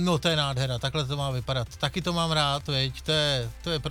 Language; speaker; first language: Czech; native; Czech